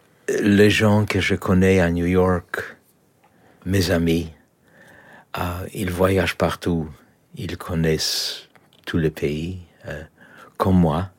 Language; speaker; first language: French; non-native, learner; Polish